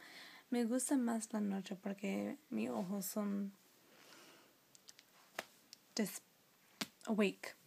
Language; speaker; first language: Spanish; non-native, learner; English